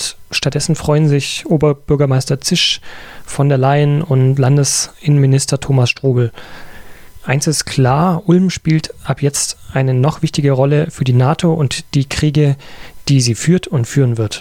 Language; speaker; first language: German; native; German